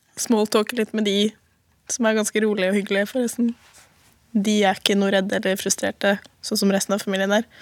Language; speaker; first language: Norwegian; native; Norwegian